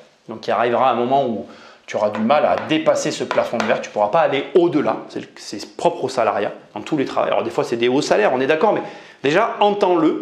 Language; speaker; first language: French; native; French